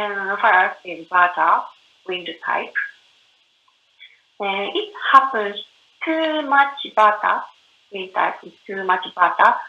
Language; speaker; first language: English; non-native, learner; Japanese